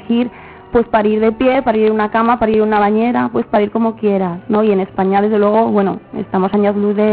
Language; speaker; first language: Spanish; native; Spanish